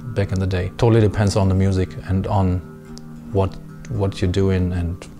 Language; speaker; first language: English; non-native, fluent; German